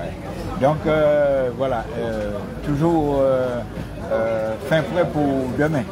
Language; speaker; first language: French; native; French